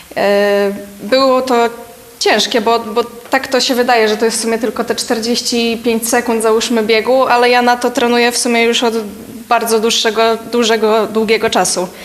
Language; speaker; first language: Polish; native; Polish